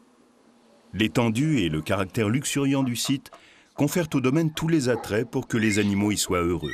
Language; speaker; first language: French; native; French